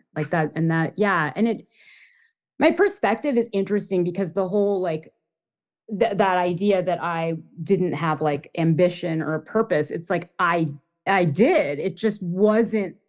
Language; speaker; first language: English; native; English